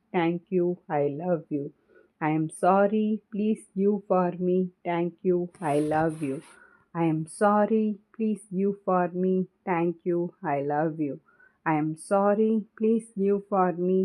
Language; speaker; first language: English; non-native, learner; Tamil